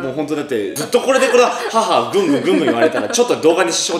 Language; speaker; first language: Japanese; native; Japanese